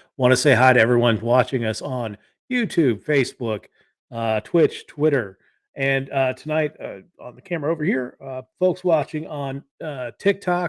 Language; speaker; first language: English; native; English